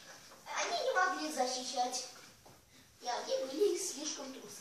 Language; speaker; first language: Russian; non-native, learner; Armenian